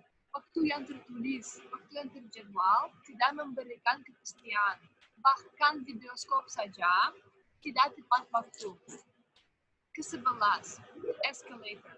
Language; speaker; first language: Indonesian; non-native, fluent; Russian